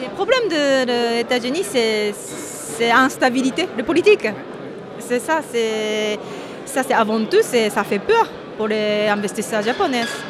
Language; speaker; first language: French; non-native, fluent; Japanese